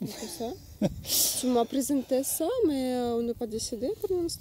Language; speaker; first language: French; non-native, learner; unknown